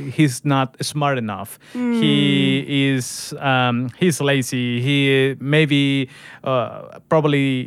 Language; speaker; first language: English; non-native, fluent; Spanish